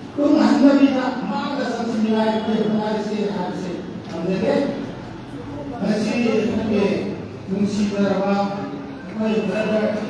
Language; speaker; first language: Manipuri; non-native, local second language; Rongmei Naga